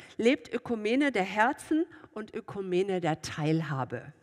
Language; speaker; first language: German; native; German